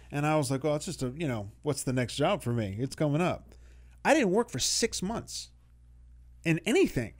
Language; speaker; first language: English; native; English